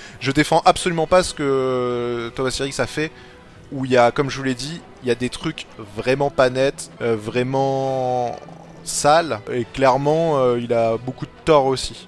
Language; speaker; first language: French; native; French